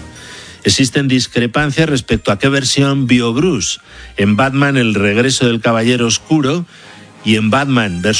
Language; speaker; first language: Spanish; native; Spanish